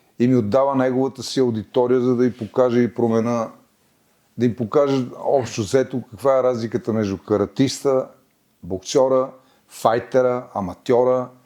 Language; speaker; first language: Bulgarian; native; Bulgarian